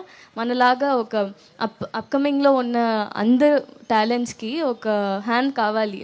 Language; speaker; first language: Telugu; non-native, learner; Tamil